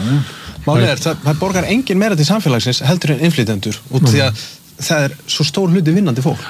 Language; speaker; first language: Icelandic; native; Icelandic